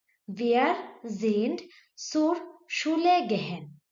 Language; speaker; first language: German; non-native, learner; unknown